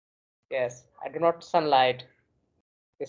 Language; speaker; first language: English; non-native, learner; Hindi